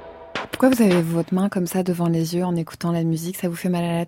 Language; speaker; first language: French; native; French